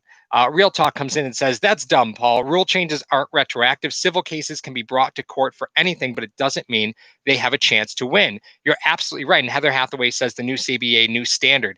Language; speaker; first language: English; native; English